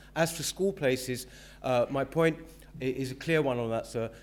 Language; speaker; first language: English; native; English